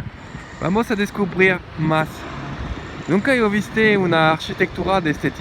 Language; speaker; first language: Spanish; non-native, learner; French